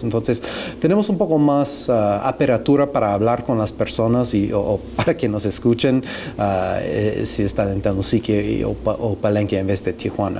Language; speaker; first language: Spanish; non-native, fluent; English